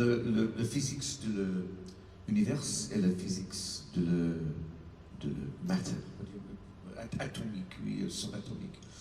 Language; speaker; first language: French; non-native, learner; English